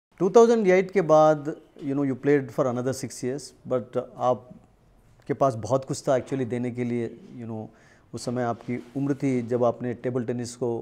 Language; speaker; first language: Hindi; non-native, local second language; Telugu